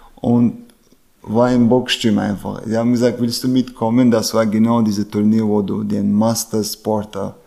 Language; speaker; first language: German; early bilingual, other home language; Russian